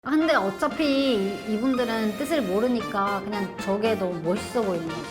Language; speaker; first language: Korean; non-native, fluent; Kazakh